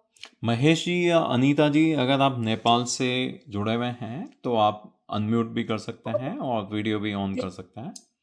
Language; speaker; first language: Hindi; native; Hindi